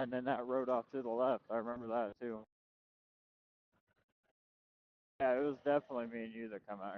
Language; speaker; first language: English; native; English